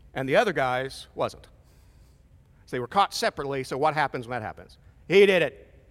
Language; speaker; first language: English; native; English